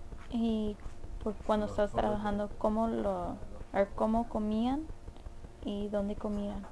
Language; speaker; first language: Spanish; early bilingual, heritage; Spanish